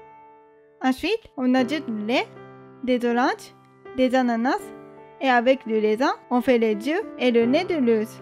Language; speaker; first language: French; non-native, fluent; Japanese